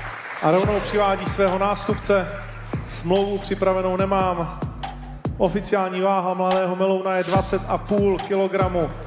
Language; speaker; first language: Czech; native; Czech